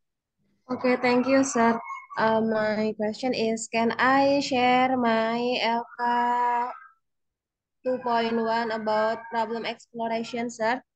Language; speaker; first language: English; non-native, learner; Indonesian